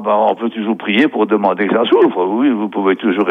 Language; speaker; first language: French; native; French